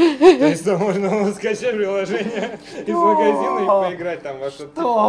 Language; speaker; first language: Russian; native; Russian